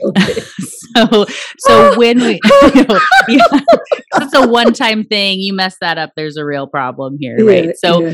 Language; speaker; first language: English; native; English